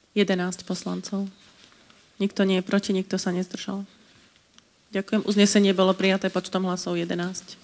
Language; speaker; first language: Slovak; native; Slovak